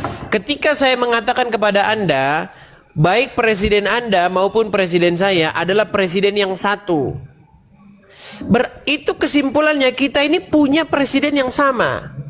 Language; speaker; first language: Indonesian; native; Indonesian